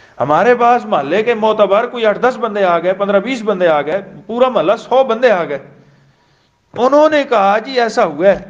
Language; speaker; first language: Urdu; non-native, local second language; Pashto